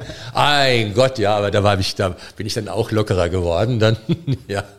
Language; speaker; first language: German; native; German